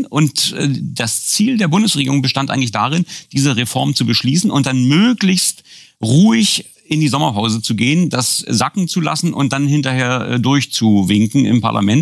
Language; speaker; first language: German; native; German